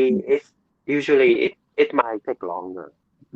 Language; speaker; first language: English; non-native, learner; Vietnamese